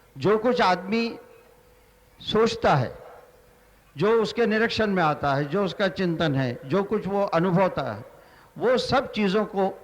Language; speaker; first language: Hindi; non-native, local second language; Marathi